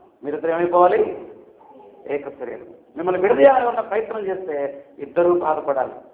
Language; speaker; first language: Telugu; native; Telugu